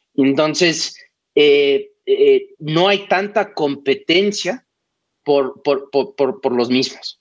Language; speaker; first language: Spanish; native; Spanish